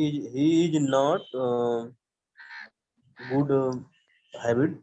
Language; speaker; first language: English; non-native, learner; Hindi